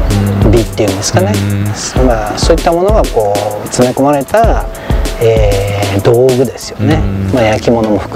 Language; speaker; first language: Japanese; native; Japanese